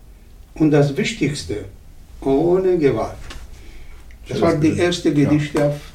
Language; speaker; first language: German; non-native, learner; Arabic